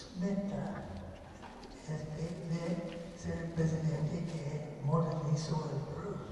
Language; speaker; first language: Spanish; non-native, fluent; English